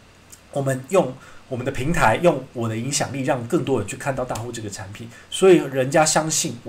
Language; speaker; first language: Chinese; native; Chinese